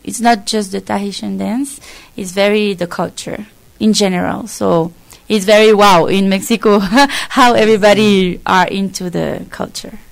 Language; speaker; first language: English; non-native, fluent; French